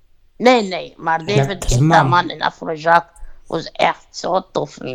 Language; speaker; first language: Dutch; non-native, fluent; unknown